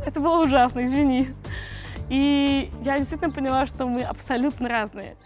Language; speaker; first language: Russian; native; Russian